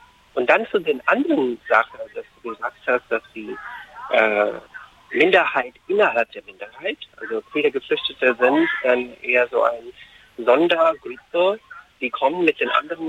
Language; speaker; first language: German; non-native, fluent; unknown